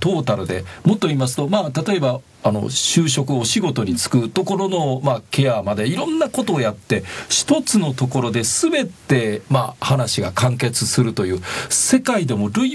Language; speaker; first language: Japanese; native; Japanese